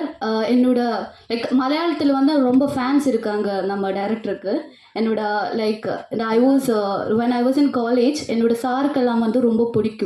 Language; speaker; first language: Tamil; non-native, learner; Malayalam